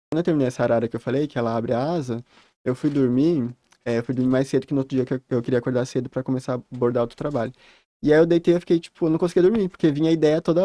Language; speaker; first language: Portuguese; native; Portuguese